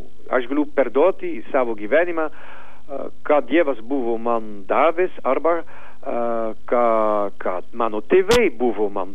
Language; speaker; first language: Lithuanian; non-native, learner; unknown